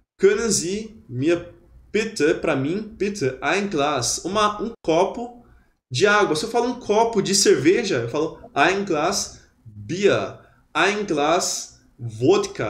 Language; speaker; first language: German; non-native, fluent; Portuguese